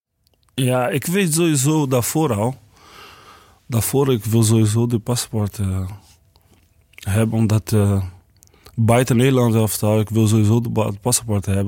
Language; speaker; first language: Dutch; non-native, learner; Portuguese